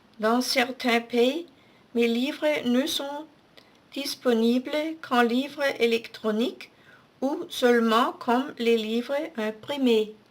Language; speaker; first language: French; non-native, fluent; German